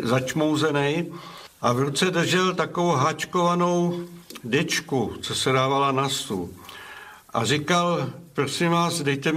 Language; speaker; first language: Czech; non-native, local second language; German